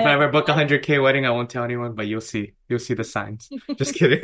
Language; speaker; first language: English; native; English